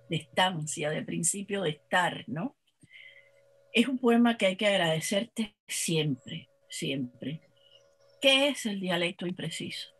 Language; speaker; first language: Spanish; native; Spanish